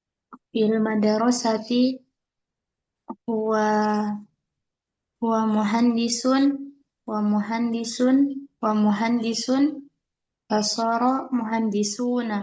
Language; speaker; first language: Arabic; non-native, learner; Indonesian